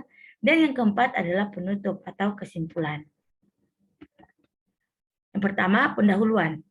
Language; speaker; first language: Indonesian; native; Indonesian